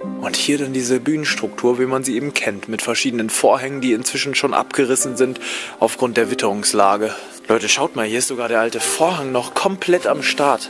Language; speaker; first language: German; native; German